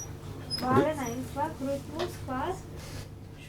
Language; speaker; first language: German; non-native, learner; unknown